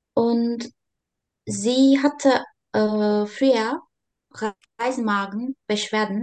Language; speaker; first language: German; non-native, learner; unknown